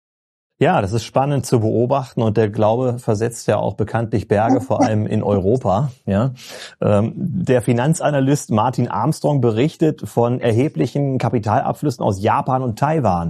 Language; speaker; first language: German; native; German